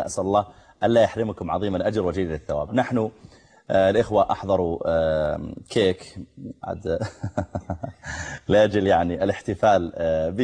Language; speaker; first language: Arabic; native; Arabic